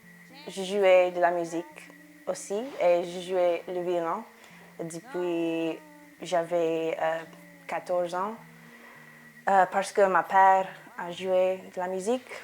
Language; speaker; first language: French; non-native, learner; English